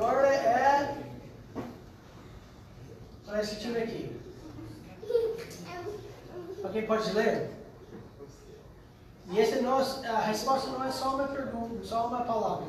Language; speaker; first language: Portuguese; non-native, fluent; English